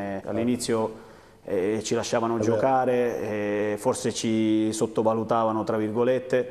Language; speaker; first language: Italian; native; Italian